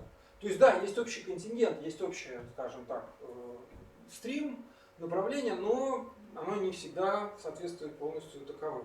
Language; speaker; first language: Russian; native; Russian